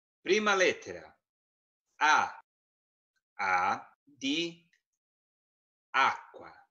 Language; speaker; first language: Italian; non-native, fluent; Portuguese